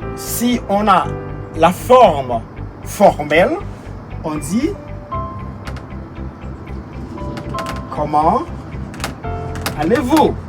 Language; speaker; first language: French; non-native, local second language; Haitian Creole